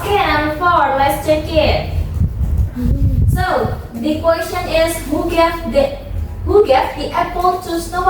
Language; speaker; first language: English; non-native, learner; Indonesian